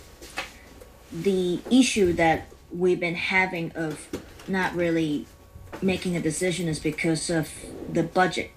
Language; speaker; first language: English; non-native, local second language; Cantonese